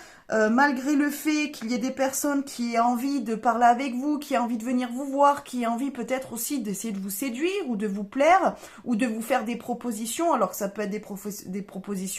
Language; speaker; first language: French; native; French